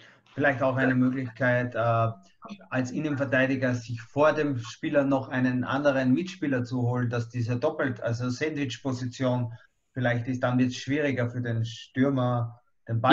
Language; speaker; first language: German; native; German